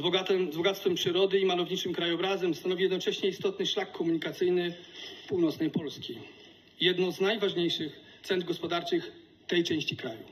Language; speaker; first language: Polish; native; Polish